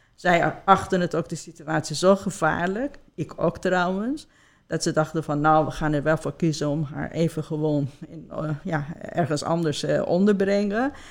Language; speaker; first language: Dutch; non-native, fluent; Persian